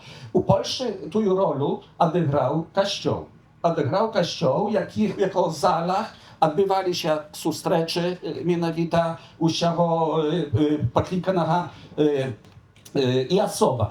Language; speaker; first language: Polish; non-native, local second language; Belarusian